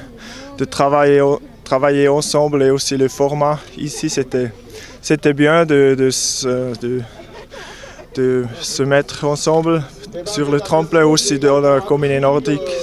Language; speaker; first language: French; non-native, local second language; German